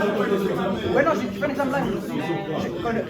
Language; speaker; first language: French; non-native, local second language; English